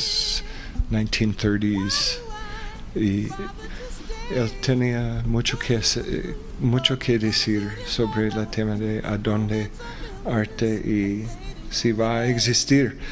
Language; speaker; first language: Spanish; non-native, fluent; English